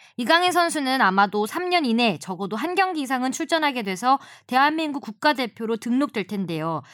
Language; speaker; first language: Korean; native; Korean